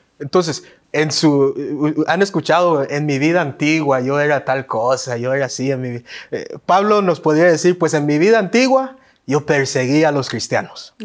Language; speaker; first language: Spanish; early bilingual, heritage; Spanish